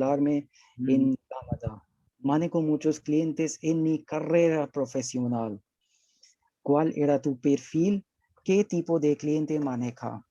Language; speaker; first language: Spanish; non-native, learner; Hindi